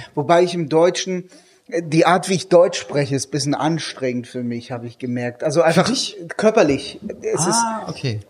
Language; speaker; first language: German; non-native, fluent; Hebrew